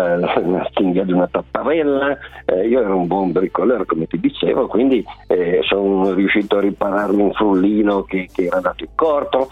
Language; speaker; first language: Italian; native; Italian